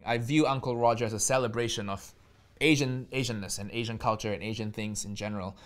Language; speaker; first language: English; non-native, local second language; Chinese